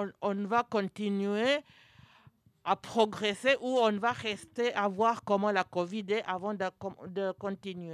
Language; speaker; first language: French; non-native, fluent; English